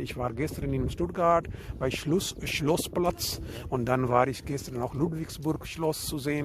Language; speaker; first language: German; non-native, learner; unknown